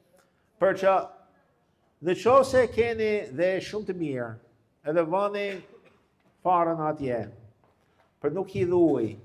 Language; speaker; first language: Albanian; non-native, fluent; English